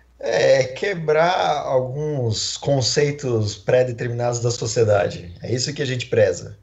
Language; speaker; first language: Portuguese; native; Portuguese